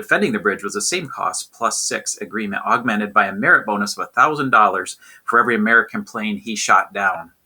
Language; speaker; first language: English; native; English